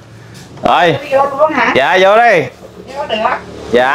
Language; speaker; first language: Vietnamese; native; Vietnamese